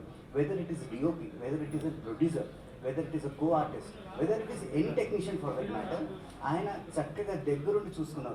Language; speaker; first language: Telugu; native; Telugu